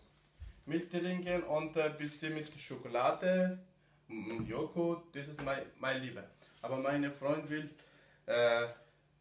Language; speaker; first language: German; non-native, learner; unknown